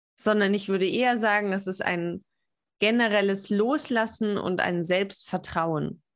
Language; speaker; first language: German; native; German